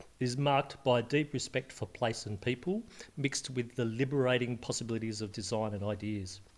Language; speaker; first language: English; native; English